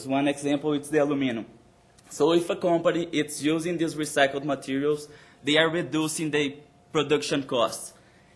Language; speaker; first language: English; non-native, fluent; Portuguese